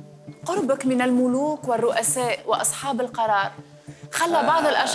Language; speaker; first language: Arabic; native; Arabic